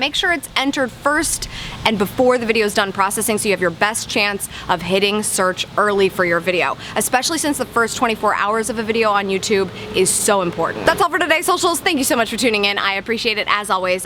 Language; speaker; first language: English; native; English